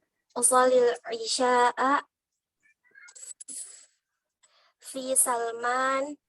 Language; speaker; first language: Arabic; non-native, learner; Indonesian